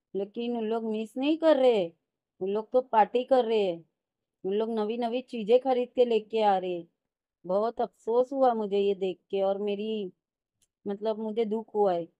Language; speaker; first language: Hindi; native; Hindi